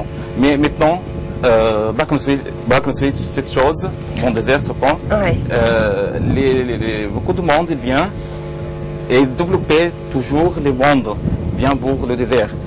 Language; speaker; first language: French; non-native, learner; Arabic